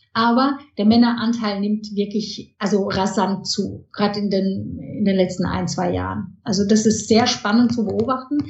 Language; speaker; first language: German; early bilingual, heritage; German